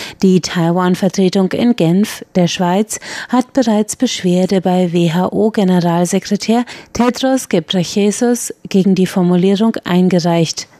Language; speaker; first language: German; native; German